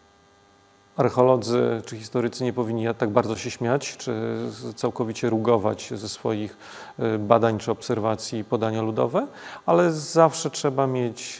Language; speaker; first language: Polish; native; Polish